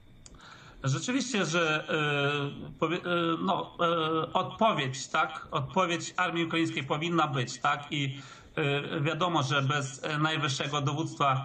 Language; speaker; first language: Polish; early bilingual, heritage; Polish